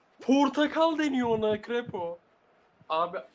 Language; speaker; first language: Turkish; native; Turkish